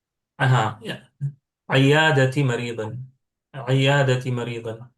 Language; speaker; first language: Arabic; non-native, fluent; Urdu